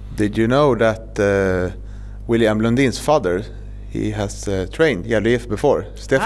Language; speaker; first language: English; non-native, fluent; Swedish